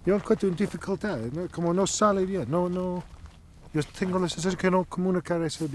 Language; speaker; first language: Spanish; non-native, learner; English